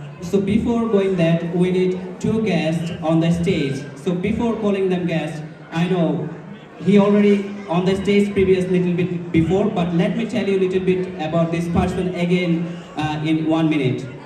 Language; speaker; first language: English; non-native, local second language; Bangla